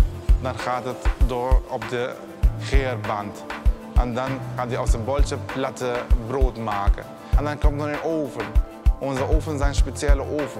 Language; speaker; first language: Dutch; early bilingual, other home language; Arabic